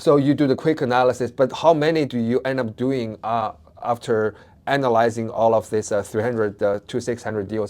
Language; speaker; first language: English; non-native, fluent; Chinese